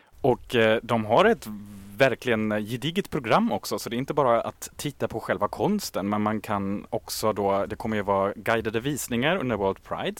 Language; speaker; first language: Swedish; native; Swedish